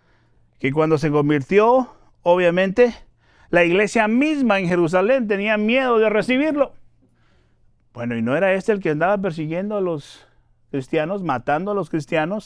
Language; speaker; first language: Spanish; native; Spanish